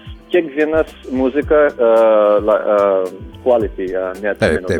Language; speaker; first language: Lithuanian; non-native, learner; French